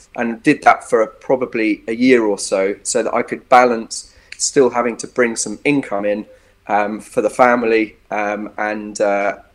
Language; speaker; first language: English; native; English